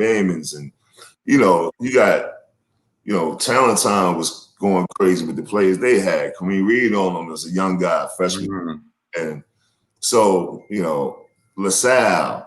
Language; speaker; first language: English; native; English